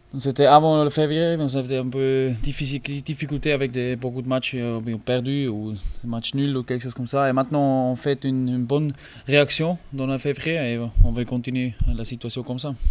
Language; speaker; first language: French; non-native, learner; German